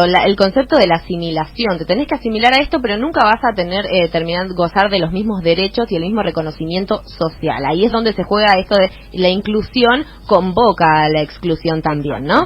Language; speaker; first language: Spanish; native; Spanish